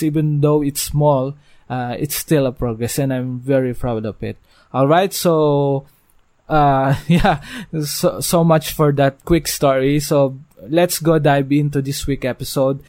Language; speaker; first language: English; non-native, local second language; Filipino